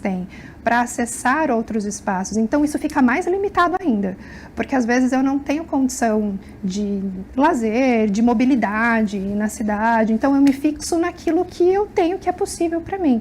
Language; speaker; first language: Portuguese; native; Portuguese